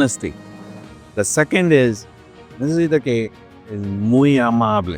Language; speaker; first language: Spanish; non-native, learner; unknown